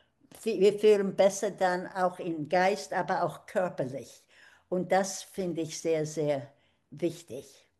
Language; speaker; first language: German; early bilingual, heritage; German